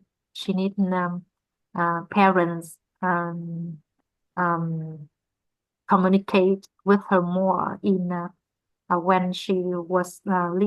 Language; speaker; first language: English; non-native, learner; Vietnamese